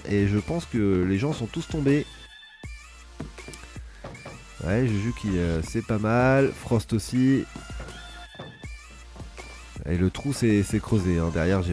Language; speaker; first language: French; native; French